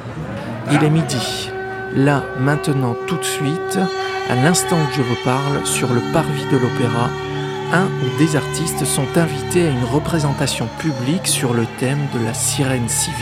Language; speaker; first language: French; native; French